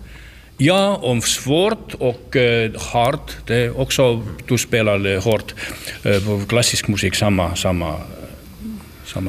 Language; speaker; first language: Swedish; non-native, learner; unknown